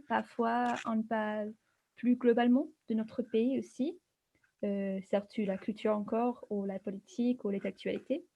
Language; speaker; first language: French; non-native, fluent; English